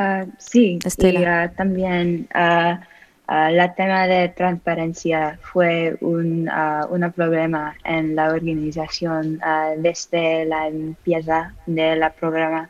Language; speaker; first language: Spanish; non-native, learner; English